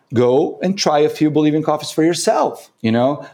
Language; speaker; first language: English; non-native, fluent; Portuguese